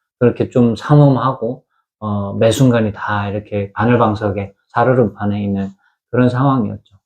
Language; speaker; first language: Korean; native; Korean